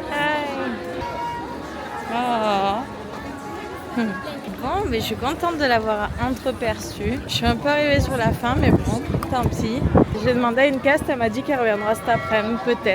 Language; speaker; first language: French; native; French